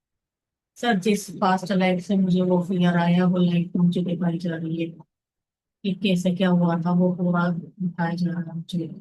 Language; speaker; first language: Hindi; native; Hindi